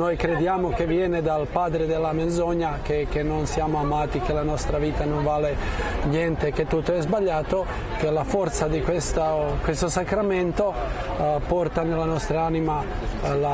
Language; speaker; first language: Italian; non-native, fluent; Croatian